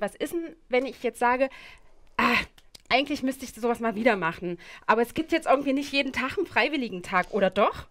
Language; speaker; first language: German; native; German